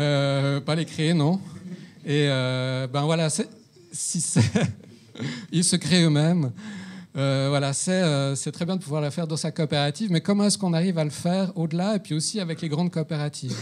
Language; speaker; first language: French; native; French